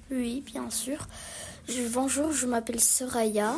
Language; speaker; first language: French; early bilingual, other home language; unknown